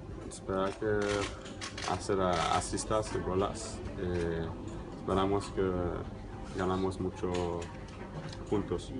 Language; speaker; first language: Spanish; non-native, learner; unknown